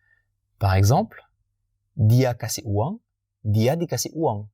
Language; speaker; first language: Indonesian; non-native, fluent; French